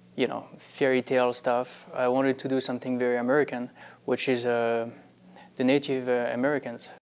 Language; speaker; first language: English; non-native, fluent; French